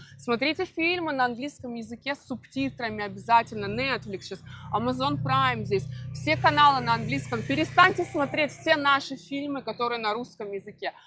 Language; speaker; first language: Russian; native; Russian